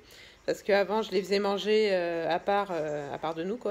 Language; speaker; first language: French; native; French